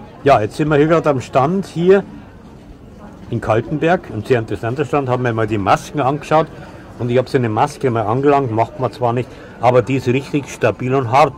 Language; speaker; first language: German; native; German